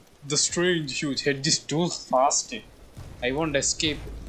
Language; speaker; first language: English; non-native, local second language; Malayalam